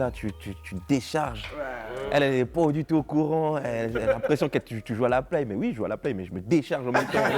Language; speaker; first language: French; native; French